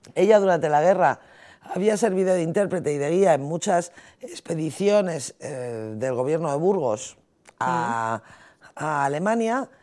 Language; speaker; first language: Spanish; native; Spanish